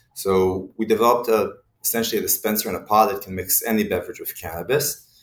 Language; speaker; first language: English; non-native, fluent; Hebrew